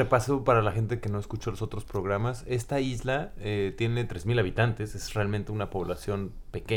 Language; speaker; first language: Spanish; native; Spanish